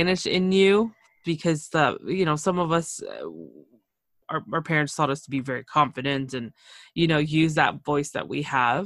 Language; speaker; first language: English; early bilingual, other home language; Spanish